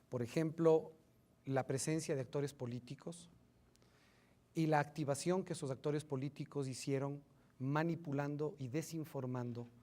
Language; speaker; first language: Spanish; native; Spanish